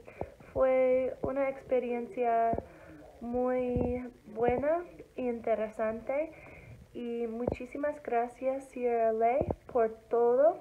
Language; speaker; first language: Spanish; non-native, learner; English